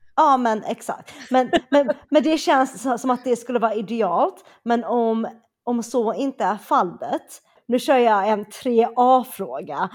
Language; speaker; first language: Swedish; early bilingual, other home language; Chinese